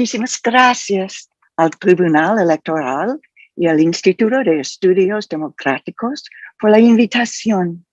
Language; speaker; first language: Spanish; non-native, fluent; English